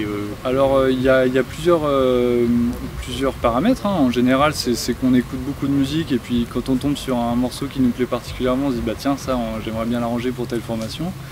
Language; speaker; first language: French; native; French